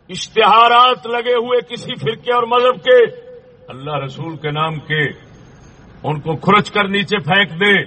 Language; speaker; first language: Urdu; non-native, local second language; Punjabi